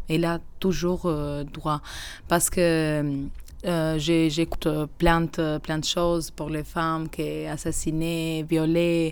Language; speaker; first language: French; non-native, learner; Albanian